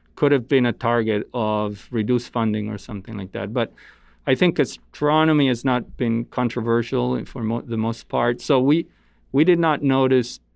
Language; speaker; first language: English; non-native, fluent; Italian